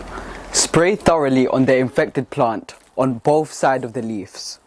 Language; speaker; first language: English; early bilingual, other home language; Bangla